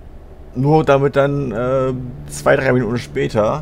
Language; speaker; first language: German; native; German